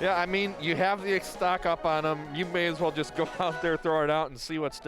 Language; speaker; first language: English; native; English